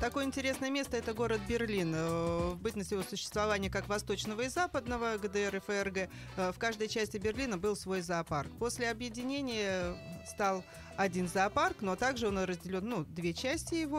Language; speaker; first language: Russian; native; Russian